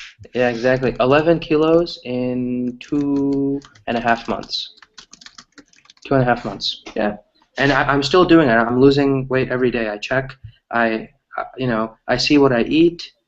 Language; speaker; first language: English; early bilingual, other home language; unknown